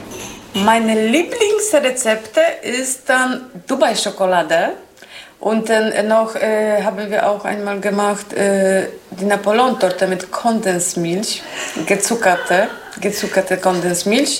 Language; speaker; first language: German; non-native, learner; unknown